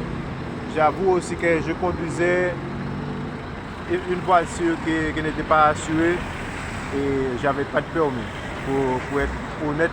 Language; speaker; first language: French; non-native, local second language; Haitian Creole